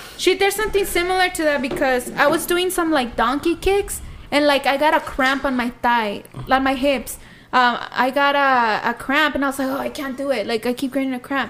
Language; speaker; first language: English; early bilingual, other home language; Spanish